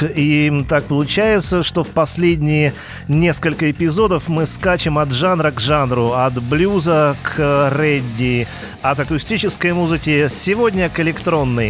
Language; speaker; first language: Russian; native; Russian